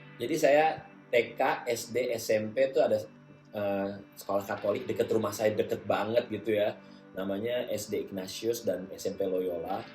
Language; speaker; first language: Indonesian; native; Indonesian